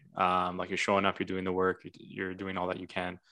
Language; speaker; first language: English; native; English